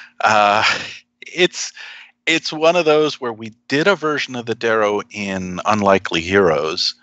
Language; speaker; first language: English; native; English